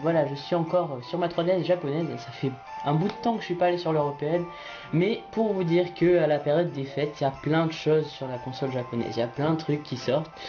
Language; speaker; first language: French; native; French